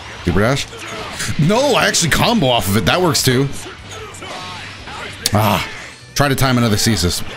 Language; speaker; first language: English; native; English